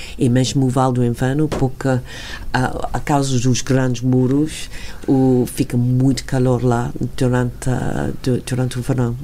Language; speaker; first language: Portuguese; non-native, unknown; English